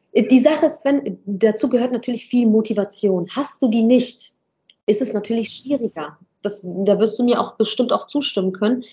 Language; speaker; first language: German; early bilingual, other home language; Arabic